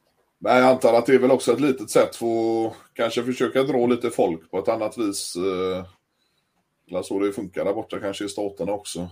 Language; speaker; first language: Swedish; native; Swedish